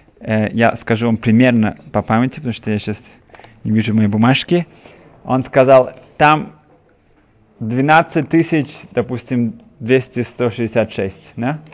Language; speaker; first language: Russian; native; Russian